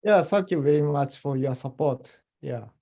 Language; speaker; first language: English; non-native, learner; Japanese